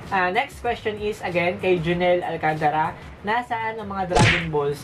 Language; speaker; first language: Filipino; native; Filipino